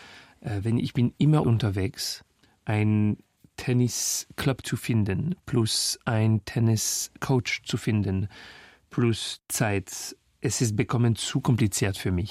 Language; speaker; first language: German; non-native, fluent; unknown